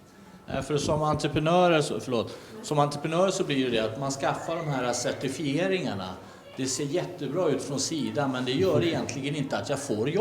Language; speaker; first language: Swedish; native; Swedish